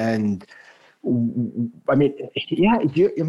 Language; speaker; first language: English; non-native, fluent; French